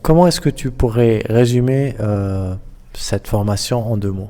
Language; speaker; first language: French; native; French